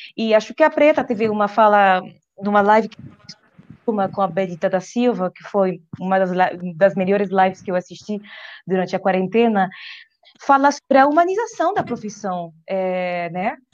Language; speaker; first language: Portuguese; non-native, fluent; French